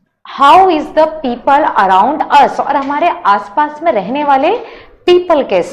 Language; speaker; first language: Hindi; native; Hindi